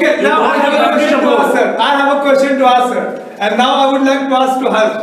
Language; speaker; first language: English; non-native, fluent; Hindi